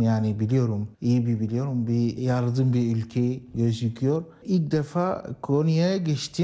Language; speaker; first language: Turkish; non-native, learner; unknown